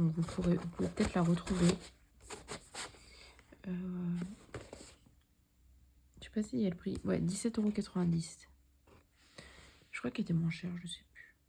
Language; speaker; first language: French; native; French